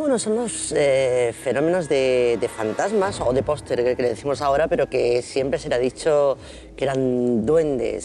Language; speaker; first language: Spanish; native; Spanish